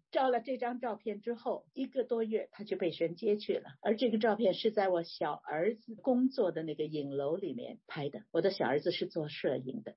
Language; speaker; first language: Chinese; native; Chinese